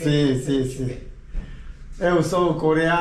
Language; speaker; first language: Portuguese; non-native, learner; Korean